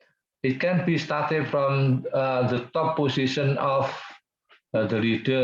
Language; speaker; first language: English; non-native, fluent; Indonesian